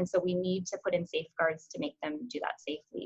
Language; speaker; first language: English; native; English